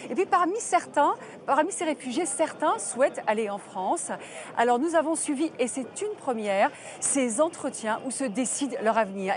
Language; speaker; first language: French; native; French